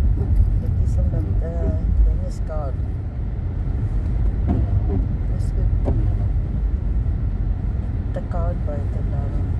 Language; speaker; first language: Dutch; non-native, learner; Filipino